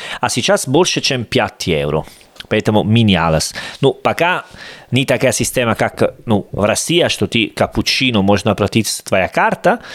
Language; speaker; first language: Russian; non-native, learner; Italian